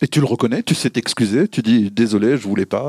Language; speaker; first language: French; native; French